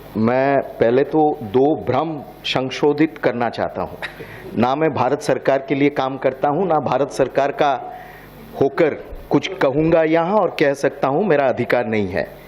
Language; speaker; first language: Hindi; non-native, local second language; Bangla